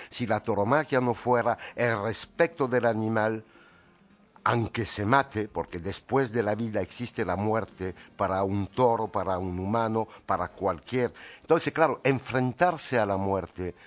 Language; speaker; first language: Spanish; non-native, fluent; French